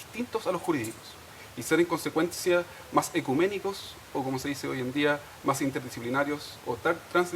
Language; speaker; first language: Spanish; native; Spanish